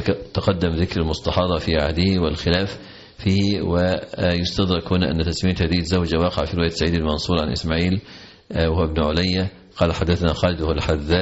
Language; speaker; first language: Arabic; native; Arabic